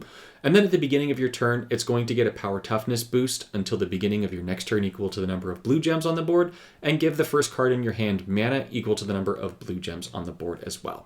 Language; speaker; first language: English; native; English